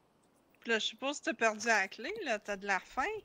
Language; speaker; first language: French; native; French